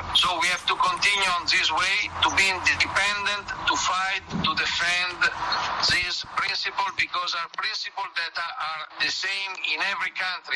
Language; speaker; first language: English; non-native, fluent; Italian